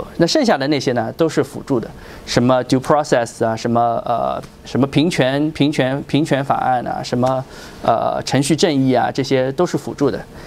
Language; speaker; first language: Chinese; native; Chinese